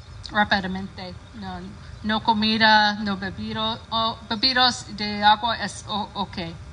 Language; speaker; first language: Spanish; non-native, learner; English